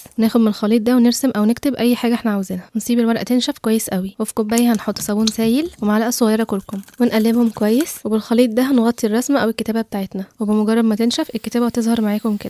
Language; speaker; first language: Arabic; native; Arabic